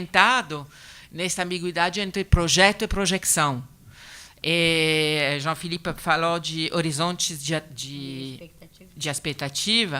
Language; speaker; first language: Portuguese; non-native, learner; Italian